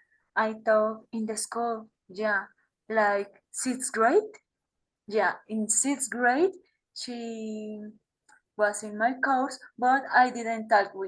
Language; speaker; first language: English; non-native, learner; Spanish